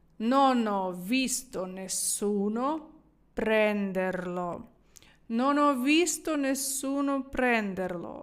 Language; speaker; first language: Italian; non-native, fluent; Ukrainian